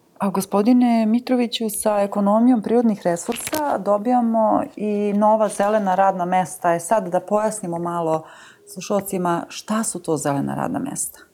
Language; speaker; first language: Serbian; native; Serbian